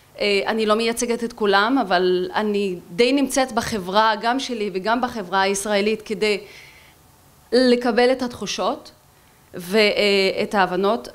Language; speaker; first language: Hebrew; non-native, local second language; Arabic